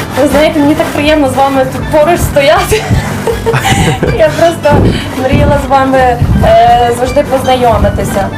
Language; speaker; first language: Ukrainian; native; Ukrainian